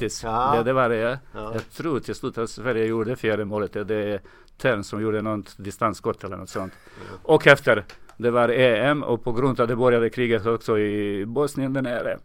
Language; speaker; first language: Swedish; non-native, fluent; Serbian